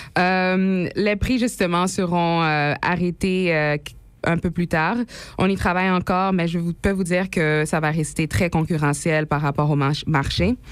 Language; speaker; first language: French; non-native, local second language; Haitian Creole